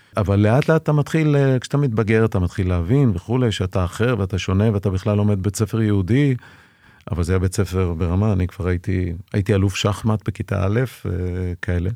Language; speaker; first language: Hebrew; early bilingual, other home language; Persian